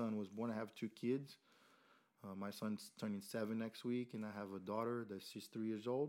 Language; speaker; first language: English; non-native, fluent; Portuguese